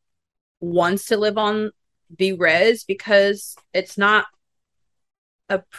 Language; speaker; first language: English; native; English